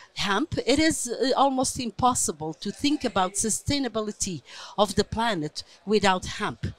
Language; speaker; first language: English; non-native, fluent; Portuguese